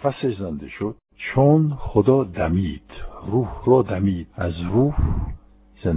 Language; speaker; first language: Persian; non-native, fluent; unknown